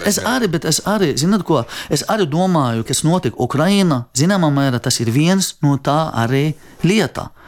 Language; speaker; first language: Latvian; non-native, fluent; Arabic